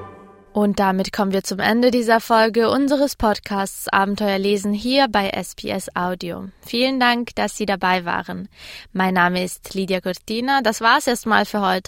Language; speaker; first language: German; native; German